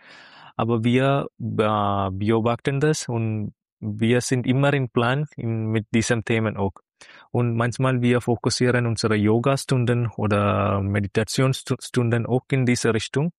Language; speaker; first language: German; non-native, learner; Malayalam